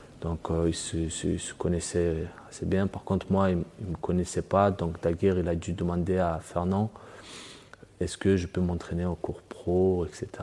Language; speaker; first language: French; early bilingual, other home language; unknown